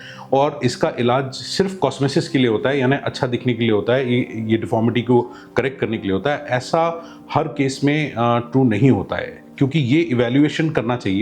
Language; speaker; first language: Hindi; native; Hindi